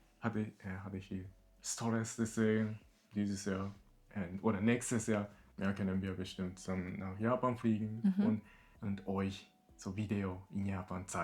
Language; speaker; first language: German; non-native, learner; Japanese